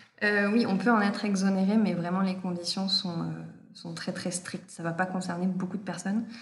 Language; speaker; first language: French; native; French